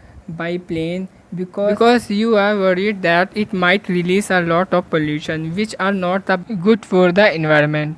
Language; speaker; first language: English; non-native, local second language; Hindi